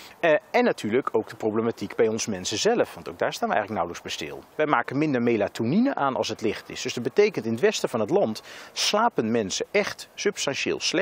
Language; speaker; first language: Dutch; native; Dutch